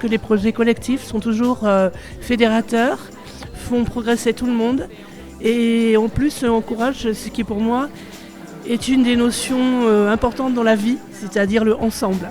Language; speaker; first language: French; native; French